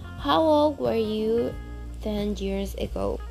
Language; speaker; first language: English; non-native, learner; Spanish